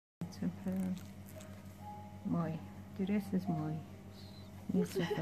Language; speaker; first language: Dutch; non-native, learner; Indonesian